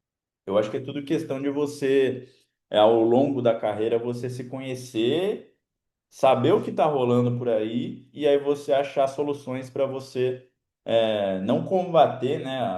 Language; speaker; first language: Portuguese; native; Portuguese